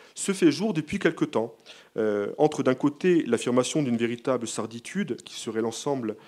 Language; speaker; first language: French; native; French